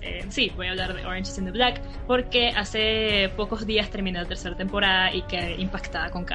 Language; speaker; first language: Spanish; native; Spanish